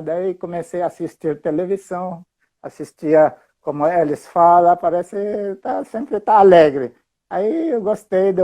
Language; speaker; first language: Portuguese; non-native, fluent; Filipino